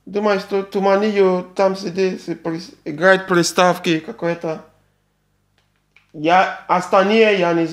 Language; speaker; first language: Russian; non-native, learner; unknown